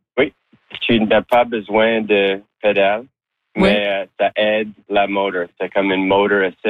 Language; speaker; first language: French; non-native, learner; English